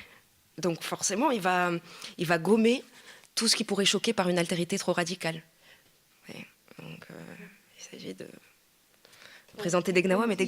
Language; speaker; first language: French; native; French